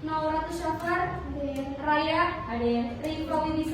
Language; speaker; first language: Indonesian; native; Indonesian